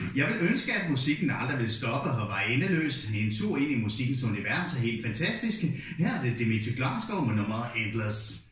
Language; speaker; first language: Danish; native; Danish